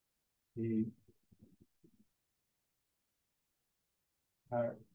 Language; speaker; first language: Chinese; native; Chinese